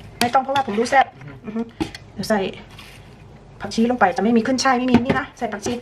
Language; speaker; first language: Thai; native; Thai